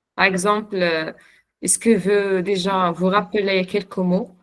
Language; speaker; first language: French; non-native, local second language; Arabic